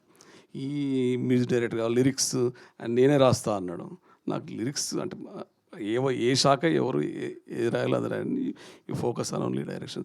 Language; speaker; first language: Telugu; native; Telugu